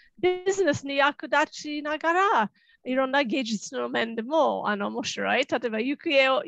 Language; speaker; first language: Japanese; non-native, fluent; English